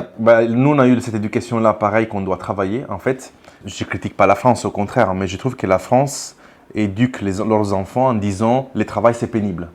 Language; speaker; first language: French; non-native, fluent; Italian